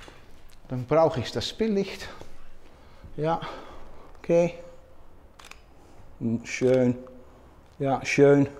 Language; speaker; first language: German; non-native, learner; Dutch